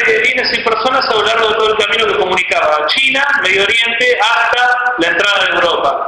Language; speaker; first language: Spanish; native; Spanish